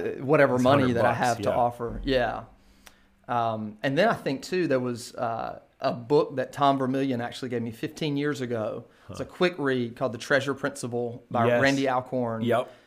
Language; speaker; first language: English; native; English